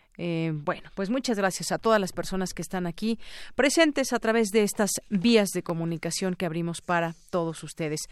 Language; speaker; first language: Spanish; native; Spanish